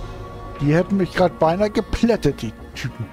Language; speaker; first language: German; native; German